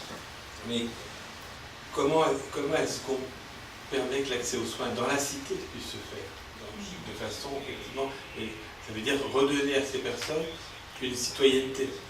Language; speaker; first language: French; native; French